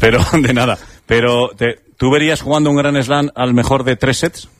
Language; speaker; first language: Spanish; native; Spanish